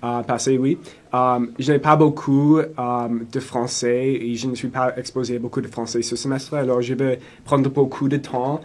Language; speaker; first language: French; non-native, local second language; English